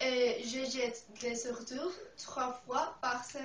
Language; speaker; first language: French; non-native, learner; Spanish